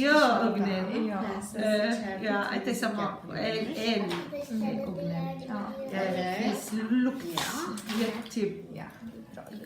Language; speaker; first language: Swedish; non-native, learner; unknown